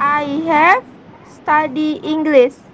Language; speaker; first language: English; non-native, learner; Indonesian